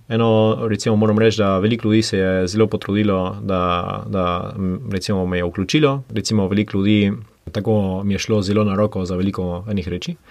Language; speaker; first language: Slovenian; early bilingual, heritage; Slovenian